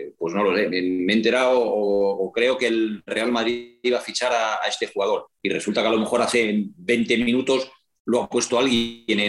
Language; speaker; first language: Spanish; native; Spanish